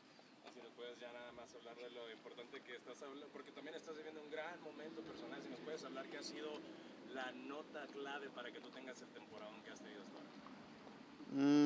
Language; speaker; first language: Spanish; native; Spanish